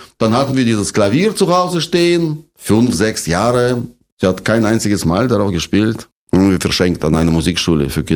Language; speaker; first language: German; non-native, fluent; Russian